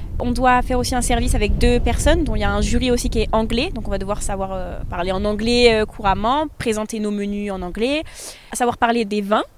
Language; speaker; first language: French; native; French